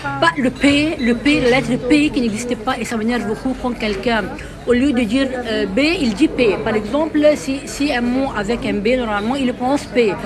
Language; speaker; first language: French; non-native, local second language; Arabic